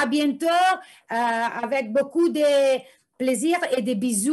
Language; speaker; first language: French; non-native, local second language; Italian